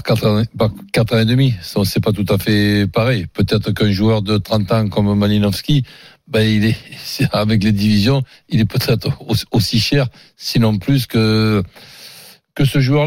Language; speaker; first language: French; native; French